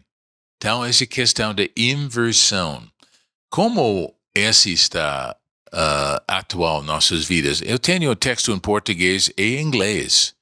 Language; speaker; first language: Portuguese; non-native, fluent; English